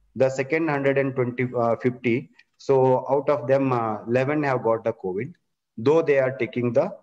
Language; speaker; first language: English; non-native, local second language; Kannada